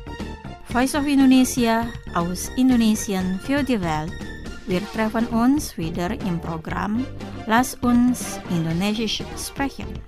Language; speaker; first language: German; non-native, fluent; Indonesian